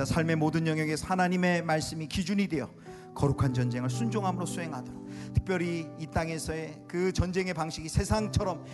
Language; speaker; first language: Korean; native; Korean